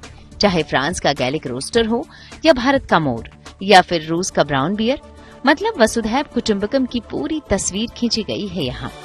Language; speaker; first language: Hindi; native; Hindi